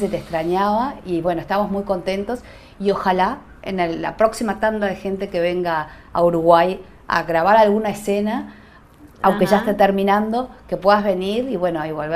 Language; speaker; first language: Spanish; native; Spanish